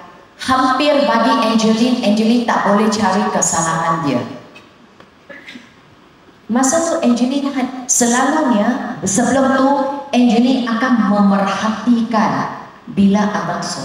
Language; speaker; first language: Indonesian; non-native, local second language; Chinese